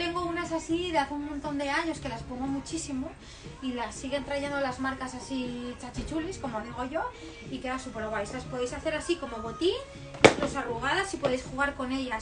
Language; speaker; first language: Spanish; native; Spanish